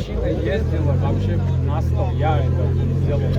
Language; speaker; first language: Russian; non-native, fluent; Armenian